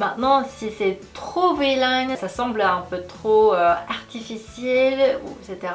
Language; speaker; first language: French; non-native, fluent; Korean